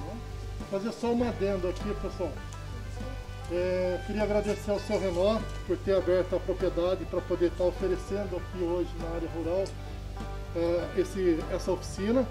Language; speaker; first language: Portuguese; native; Portuguese